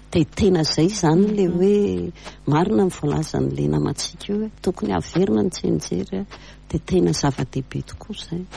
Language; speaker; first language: Malagasy; native; Malagasy